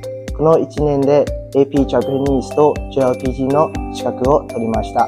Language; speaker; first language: Japanese; non-native, learner; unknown